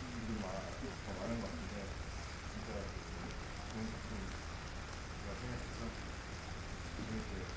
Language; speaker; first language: Korean; early bilingual, heritage; English